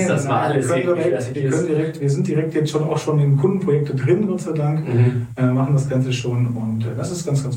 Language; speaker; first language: German; native; German